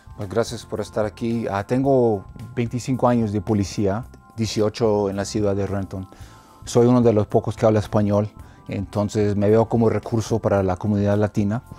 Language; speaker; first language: Spanish; non-native, fluent; English